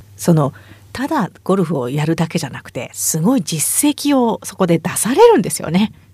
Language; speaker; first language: Japanese; native; Japanese